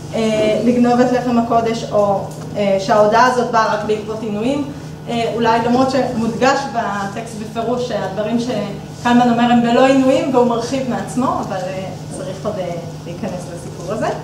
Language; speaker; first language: Hebrew; native; Hebrew